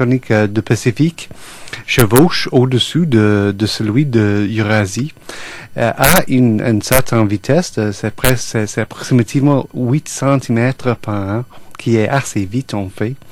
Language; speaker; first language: French; non-native, fluent; English